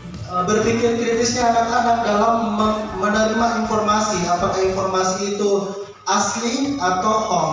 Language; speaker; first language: Indonesian; native; Indonesian